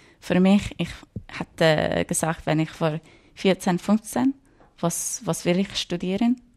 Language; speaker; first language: German; non-native, learner; English